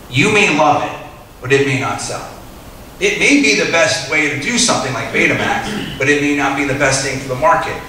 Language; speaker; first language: English; native; English